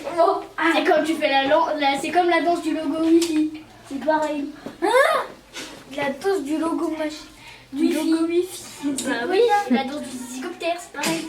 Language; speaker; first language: French; native; French